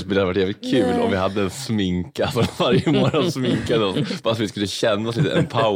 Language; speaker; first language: Swedish; native; Swedish